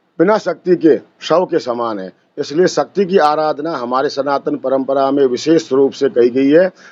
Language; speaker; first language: Hindi; native; Hindi